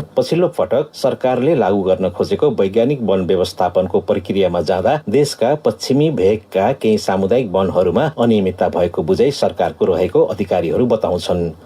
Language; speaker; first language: Nepali; native; Nepali